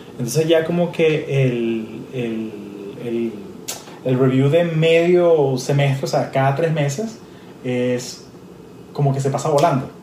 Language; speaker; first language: Spanish; native; Spanish